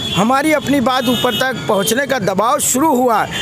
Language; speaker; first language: Hindi; native; Hindi